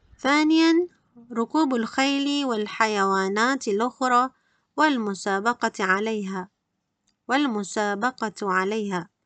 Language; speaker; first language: Arabic; non-native, fluent; Malay